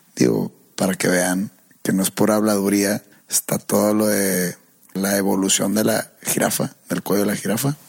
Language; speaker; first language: Spanish; native; Spanish